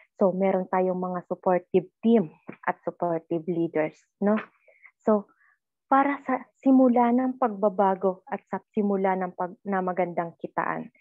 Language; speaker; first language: Filipino; native; Filipino